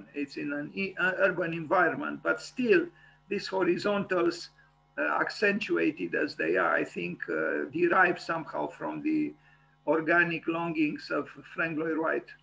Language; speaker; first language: English; non-native, fluent; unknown